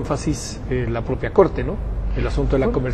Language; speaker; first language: Spanish; native; Spanish